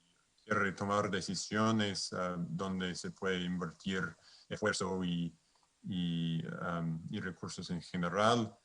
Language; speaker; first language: Spanish; non-native, fluent; English